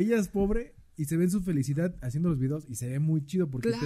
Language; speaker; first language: Spanish; native; Spanish